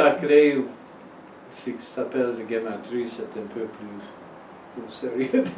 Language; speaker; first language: French; non-native, fluent; English